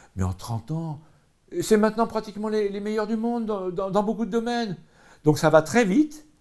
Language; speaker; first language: French; native; French